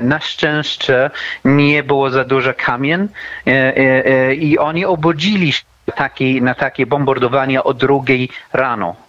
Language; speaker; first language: Polish; non-native, learner; Arabic